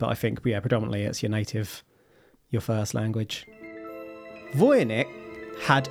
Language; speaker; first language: English; native; English